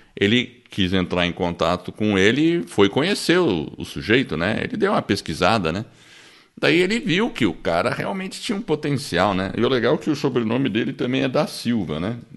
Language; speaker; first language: Portuguese; early bilingual, other home language; English